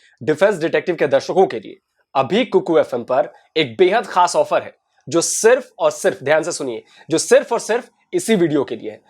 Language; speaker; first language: Hindi; native; Hindi